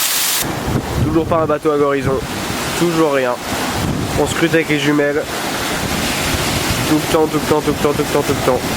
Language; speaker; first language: French; native; French